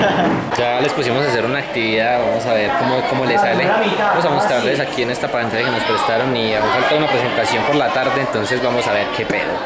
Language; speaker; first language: Spanish; native; Spanish